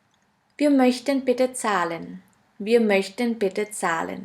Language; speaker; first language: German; non-native, fluent; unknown